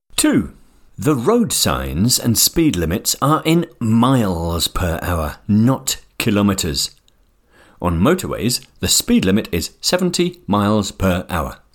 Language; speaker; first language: English; native; English